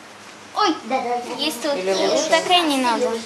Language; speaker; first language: Russian; early bilingual, heritage; Russian